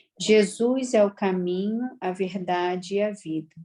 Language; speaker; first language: Portuguese; native; Portuguese